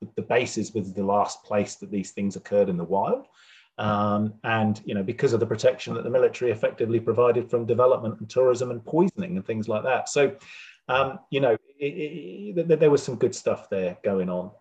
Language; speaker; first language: English; native; English